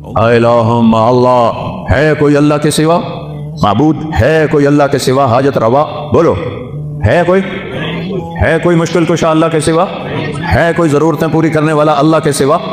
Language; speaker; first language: Urdu; non-native, local second language; Punjabi